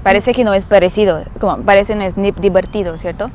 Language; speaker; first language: Spanish; non-native, learner; English